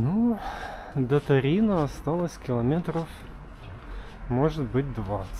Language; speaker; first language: Russian; native; Russian